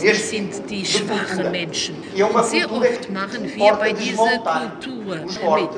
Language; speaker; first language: German; non-native, fluent; Portuguese